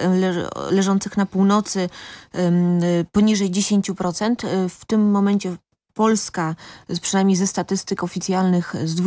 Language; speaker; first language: Polish; native; Polish